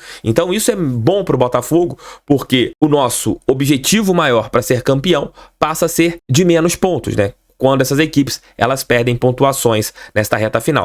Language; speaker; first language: Portuguese; native; Portuguese